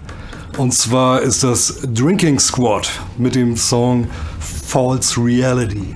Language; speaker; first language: German; native; German